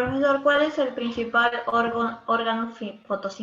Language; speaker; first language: Spanish; native; Spanish